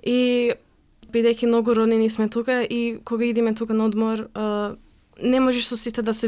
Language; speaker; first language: Macedonian; early bilingual, heritage; Macedonian